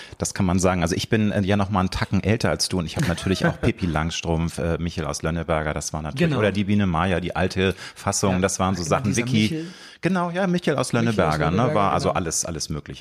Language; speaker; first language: German; native; German